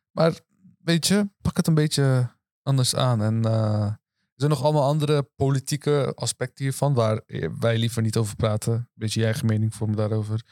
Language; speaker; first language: Dutch; early bilingual, other home language; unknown